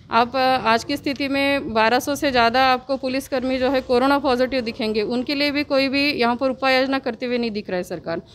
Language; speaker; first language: Hindi; non-native, local second language; Marathi